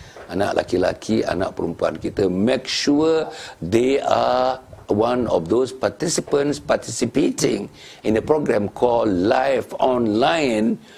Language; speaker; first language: English; non-native, local second language; Malay